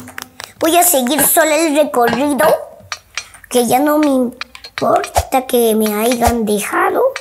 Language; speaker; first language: Spanish; native; Spanish